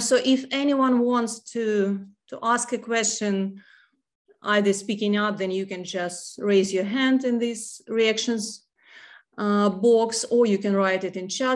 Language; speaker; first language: English; non-native, fluent; Ukrainian